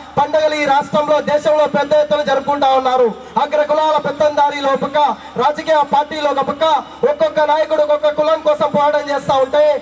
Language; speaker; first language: Telugu; non-native, local second language; Lambadi